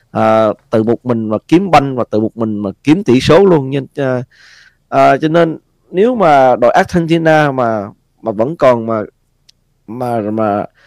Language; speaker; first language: Vietnamese; early bilingual, heritage; Vietnamese